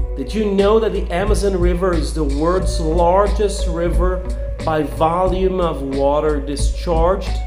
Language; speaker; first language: English; non-native, fluent; Portuguese